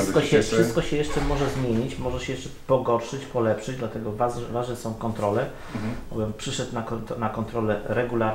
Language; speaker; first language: Polish; native; Polish